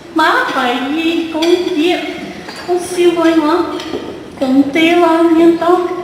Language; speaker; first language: Vietnamese; early bilingual, other home language; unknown